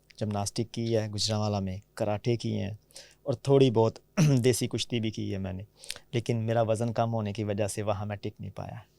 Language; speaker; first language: Urdu; non-native, local second language; Punjabi